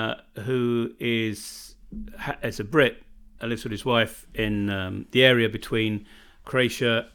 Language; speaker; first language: English; native; English